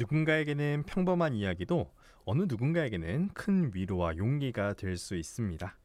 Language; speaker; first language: Korean; native; Korean